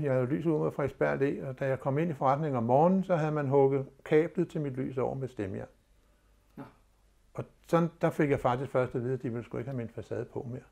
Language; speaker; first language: Danish; native; Danish